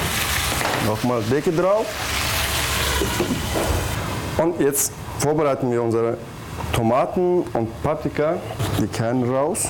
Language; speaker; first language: German; non-native, learner; Turkish